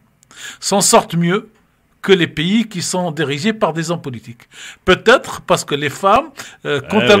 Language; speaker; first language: French; native; French